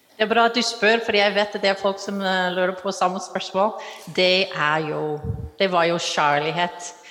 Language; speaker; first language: Norwegian; non-native, fluent; English